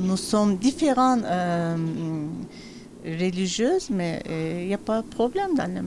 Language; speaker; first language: French; non-native, learner; Turkish